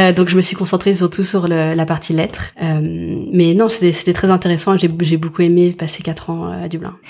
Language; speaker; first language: French; early bilingual, other home language; English